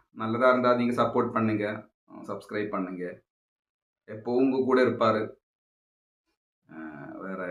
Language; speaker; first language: Tamil; non-native, local second language; Malayalam